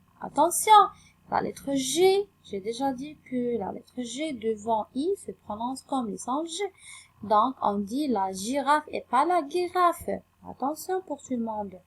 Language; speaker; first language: French; non-native, local second language; Arabic